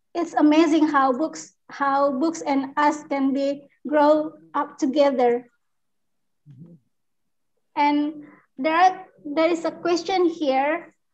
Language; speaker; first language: English; non-native, fluent; Indonesian